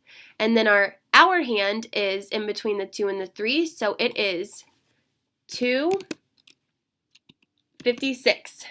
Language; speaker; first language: English; native; English